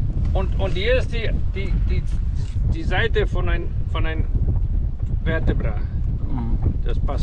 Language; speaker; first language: German; non-native, learner; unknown